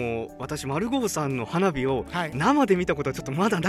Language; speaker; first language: Japanese; native; Japanese